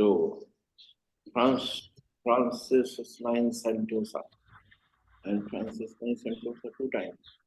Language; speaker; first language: English; non-native, learner; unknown